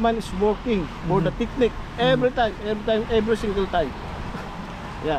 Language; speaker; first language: English; non-native, learner; Filipino